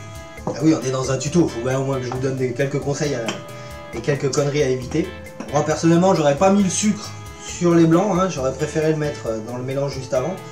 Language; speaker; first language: French; native; French